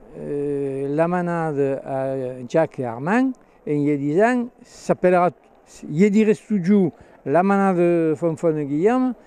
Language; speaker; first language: Occitan; native; Occitan